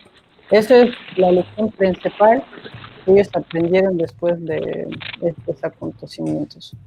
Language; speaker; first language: Spanish; non-native, fluent; Russian